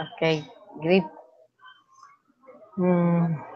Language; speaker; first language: English; non-native, learner; Spanish